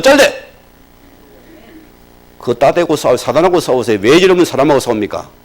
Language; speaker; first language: Korean; native; Korean